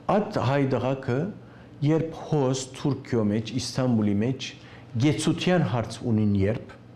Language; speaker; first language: Armenian; native; Armenian